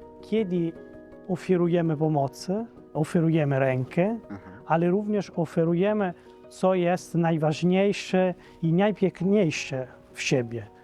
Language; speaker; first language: Polish; non-native, fluent; Italian